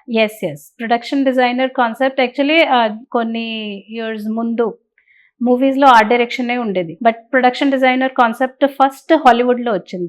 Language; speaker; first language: Telugu; non-native, learner; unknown